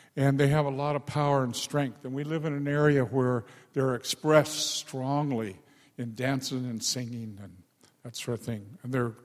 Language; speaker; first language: English; native; English